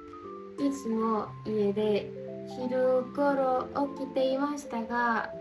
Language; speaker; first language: Japanese; non-native, learner; Indonesian